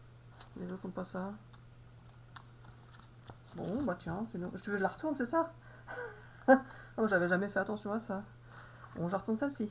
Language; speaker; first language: French; native; French